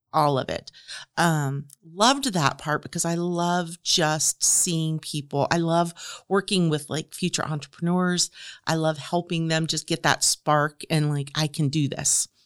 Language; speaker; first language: English; native; English